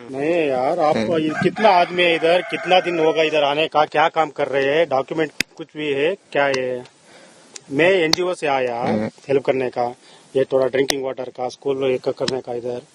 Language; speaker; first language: Hindi; non-native, local second language; Kannada